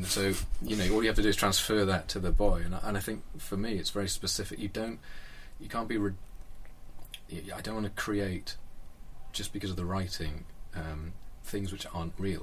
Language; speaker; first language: English; native; English